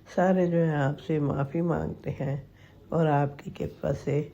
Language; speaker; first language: Hindi; non-native, local second language; Punjabi